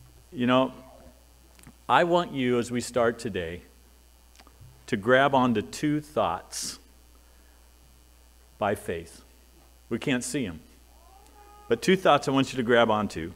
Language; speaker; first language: English; native; English